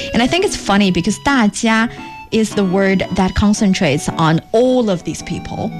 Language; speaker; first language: English; non-native, fluent; Chinese